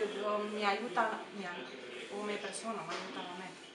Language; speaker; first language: Italian; non-native, fluent; Romanian